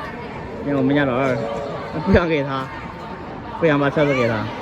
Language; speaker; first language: Chinese; native; Chinese